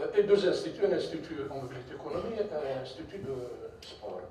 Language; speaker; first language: French; non-native, local second language; Arabic